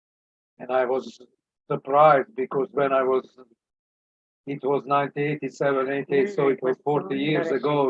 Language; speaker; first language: English; non-native, learner; Serbian